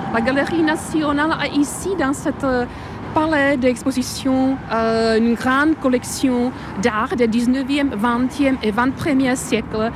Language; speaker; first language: French; non-native, fluent; Czech